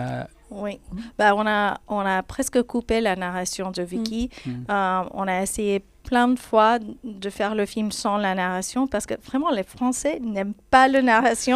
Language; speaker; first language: French; non-native, fluent; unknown